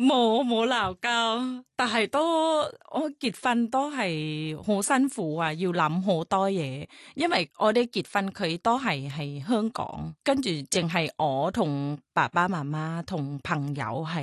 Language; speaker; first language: Cantonese; non-native, learner; Thai